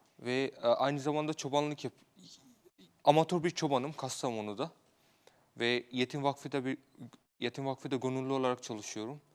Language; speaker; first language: Turkish; non-native, fluent; Bangla